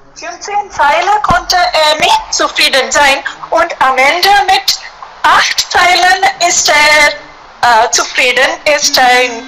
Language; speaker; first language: German; non-native, learner; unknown